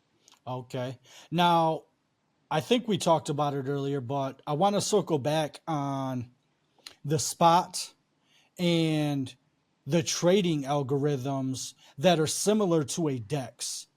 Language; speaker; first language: English; native; English